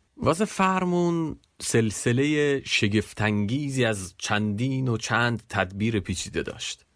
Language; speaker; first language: Persian; native; Persian